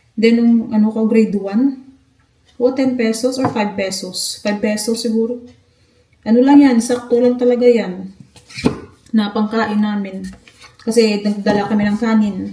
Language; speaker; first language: Filipino; non-native, local second language; Hiligaynon